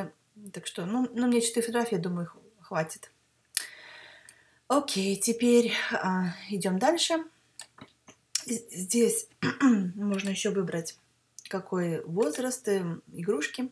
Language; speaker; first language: Russian; early bilingual, heritage; Russian